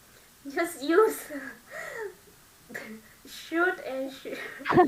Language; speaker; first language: English; non-native, learner; Vietnamese